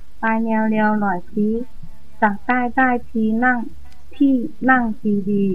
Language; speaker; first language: Thai; non-native, learner; Chinese